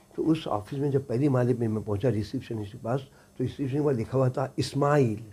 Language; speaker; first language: Hindi; native; Hindi